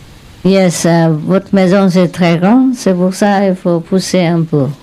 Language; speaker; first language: French; non-native, learner; Vietnamese